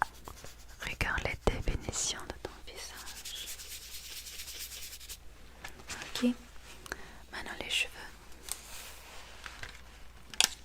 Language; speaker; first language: French; non-native, learner; English